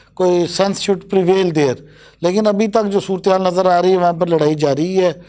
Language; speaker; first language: Urdu; non-native, local second language; Punjabi